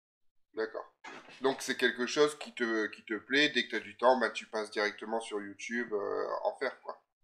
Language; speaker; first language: French; native; French